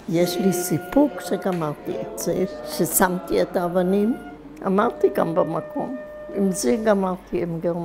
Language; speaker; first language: Hebrew; non-native, fluent; German